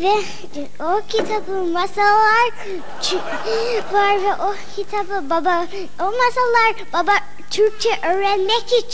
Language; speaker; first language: Turkish; non-native, learner; English